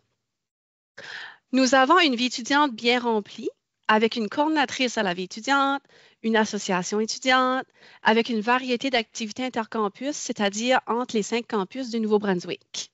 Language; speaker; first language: French; native; French